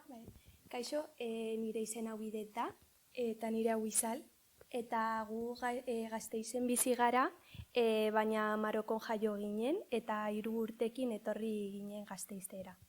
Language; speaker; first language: Basque; early bilingual, other home language; Arabic